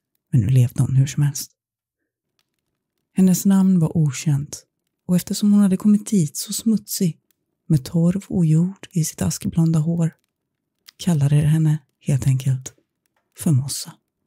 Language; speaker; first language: Swedish; native; Swedish